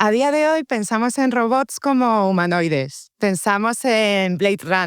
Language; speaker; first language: Spanish; native; Spanish